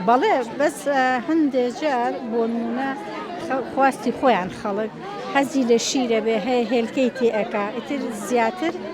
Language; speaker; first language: Central Kurdish; non-native, local second language; Gurani